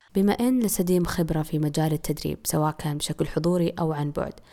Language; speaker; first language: Arabic; native; Arabic